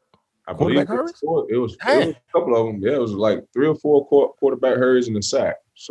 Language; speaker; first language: English; native; English